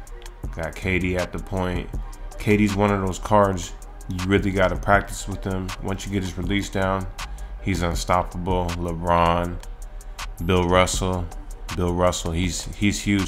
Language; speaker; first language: English; native; English